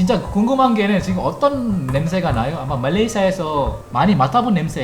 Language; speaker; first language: Korean; non-native, fluent; Malay